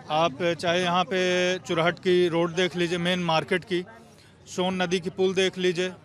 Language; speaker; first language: Hindi; native; Hindi